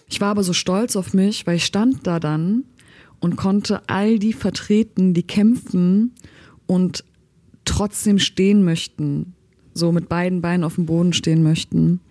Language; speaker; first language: German; early bilingual, other home language; Turkish